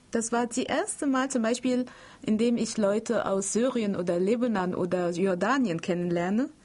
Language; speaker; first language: German; non-native, fluent; Arabic